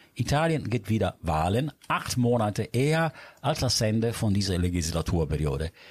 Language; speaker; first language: German; non-native, fluent; Italian